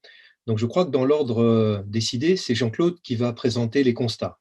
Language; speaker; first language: French; native; French